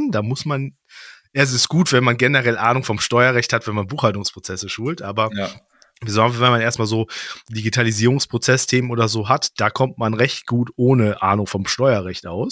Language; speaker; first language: German; native; German